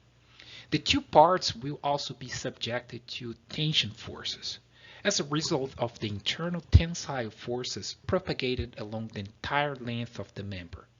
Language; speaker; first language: English; non-native, fluent; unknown